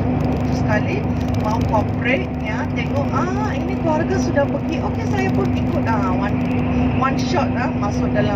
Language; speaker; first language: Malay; non-native, local second language; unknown